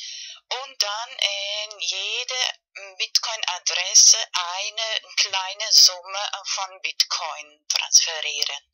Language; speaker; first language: German; non-native, fluent; Spanish